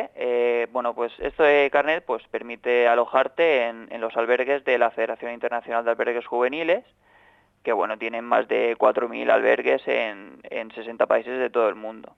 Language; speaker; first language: Spanish; native; Spanish